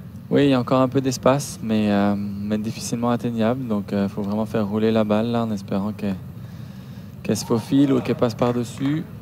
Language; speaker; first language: French; native; French